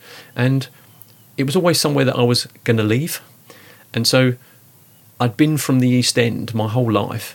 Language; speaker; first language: English; native; English